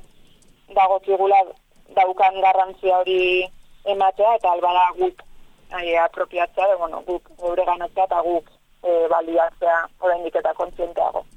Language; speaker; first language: Basque; native; Basque